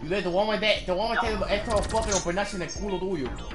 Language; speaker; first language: Spanish; early bilingual, heritage; Spanish